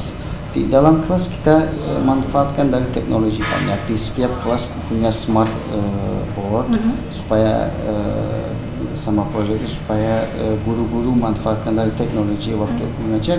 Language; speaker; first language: Indonesian; non-native, fluent; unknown